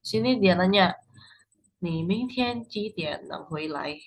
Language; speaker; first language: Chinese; non-native, fluent; Indonesian